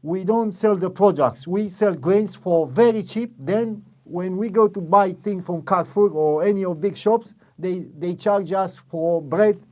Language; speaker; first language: English; non-native, fluent; Romanian